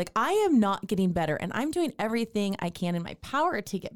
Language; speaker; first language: English; native; English